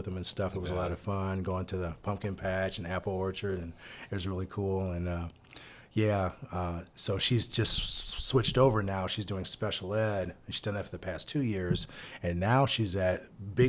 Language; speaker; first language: English; native; English